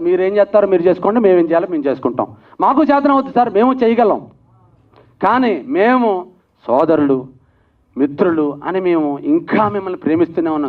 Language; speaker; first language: Telugu; native; Telugu